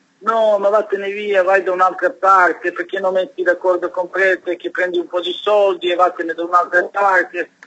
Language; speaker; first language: Italian; non-native, learner; Serbian